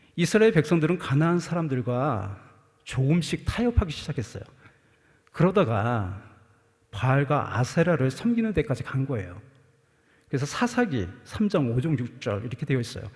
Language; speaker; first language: Korean; native; Korean